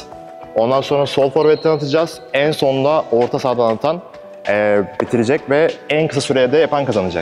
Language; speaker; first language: Turkish; native; Turkish